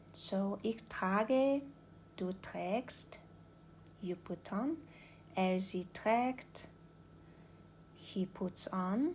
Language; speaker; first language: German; non-native, learner; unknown